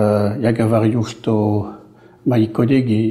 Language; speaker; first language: Russian; non-native, fluent; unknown